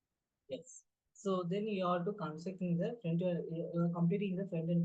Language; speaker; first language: English; non-native, local second language; Tamil